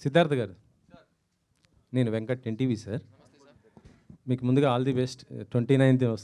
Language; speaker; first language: Telugu; native; Telugu